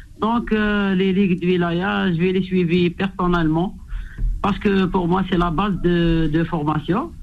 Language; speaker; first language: French; non-native, local second language; Arabic